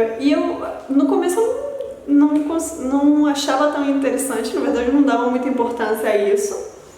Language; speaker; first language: Portuguese; early bilingual, other home language; Spanish